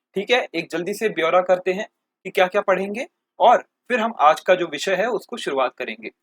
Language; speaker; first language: Hindi; native; Hindi